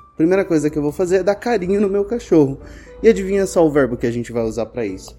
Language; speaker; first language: Portuguese; native; Portuguese